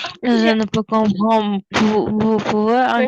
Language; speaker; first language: French; non-native, learner; Uzbek